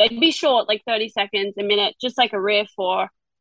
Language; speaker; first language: English; native; English